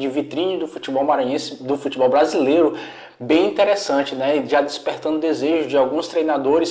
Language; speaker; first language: Portuguese; native; Portuguese